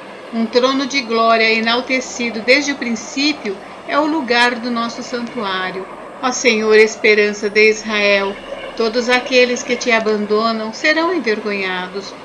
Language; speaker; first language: Portuguese; native; Portuguese